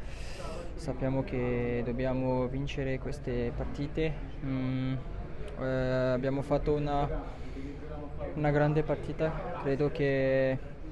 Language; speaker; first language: Italian; non-native, fluent; French